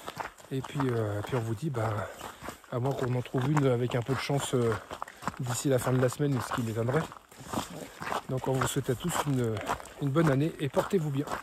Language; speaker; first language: French; native; French